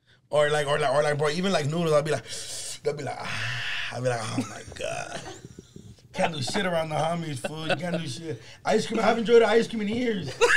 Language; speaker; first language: English; early bilingual, other home language; Spanish